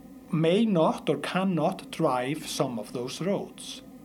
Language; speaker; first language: English; non-native, fluent; Icelandic